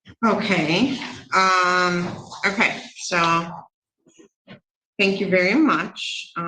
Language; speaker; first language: English; native; English